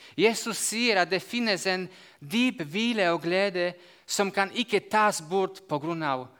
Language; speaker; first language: Norwegian; non-native, fluent; Slovak